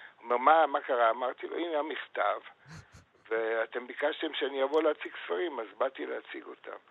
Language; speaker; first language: Hebrew; native; Hebrew